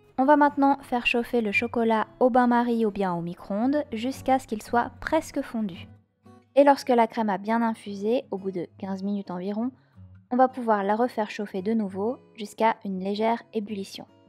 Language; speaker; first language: French; native; French